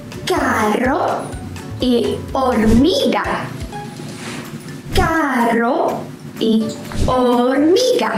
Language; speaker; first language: Spanish; non-native, fluent; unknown